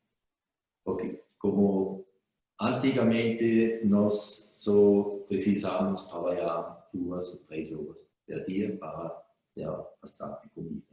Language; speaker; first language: Portuguese; non-native, fluent; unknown